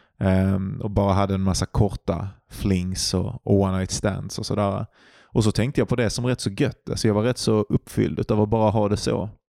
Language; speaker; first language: Swedish; native; Swedish